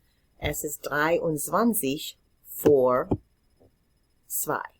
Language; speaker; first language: German; non-native, fluent; English